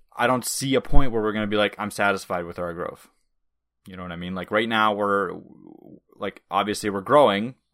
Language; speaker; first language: English; non-native, fluent; Russian